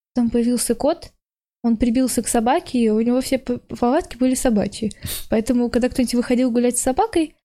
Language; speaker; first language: Russian; native; Russian